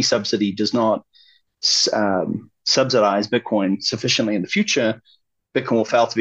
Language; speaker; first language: English; native; English